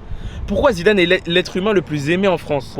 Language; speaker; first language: French; native; French